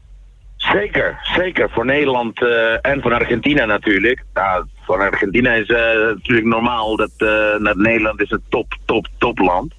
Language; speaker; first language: Dutch; non-native, fluent; Spanish